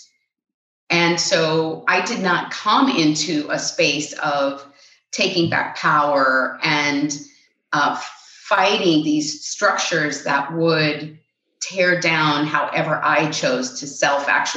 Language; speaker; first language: English; non-native, fluent; Spanish